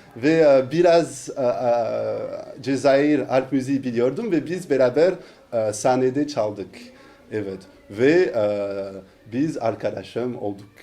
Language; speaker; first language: Turkish; non-native, learner; French